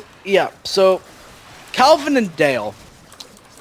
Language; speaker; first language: English; native; English